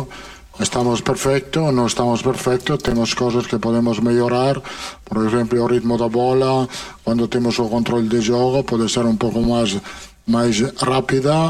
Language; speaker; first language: Portuguese; non-native, fluent; Italian